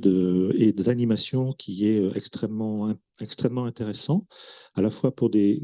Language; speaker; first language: French; native; French